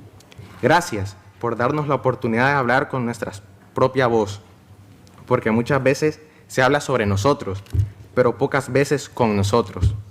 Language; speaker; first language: Spanish; native; Spanish